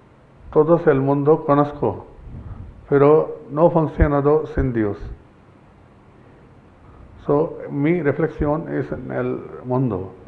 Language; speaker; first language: Spanish; non-native, learner; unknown